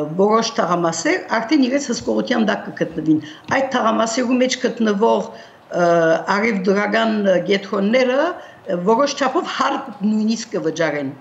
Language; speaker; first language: Armenian; early bilingual, heritage; Armenian